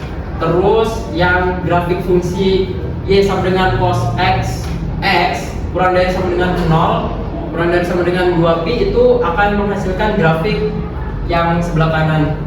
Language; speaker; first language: Indonesian; native; Indonesian